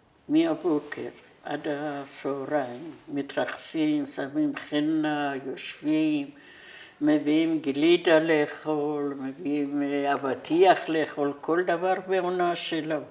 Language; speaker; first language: Hebrew; non-native, fluent; Persian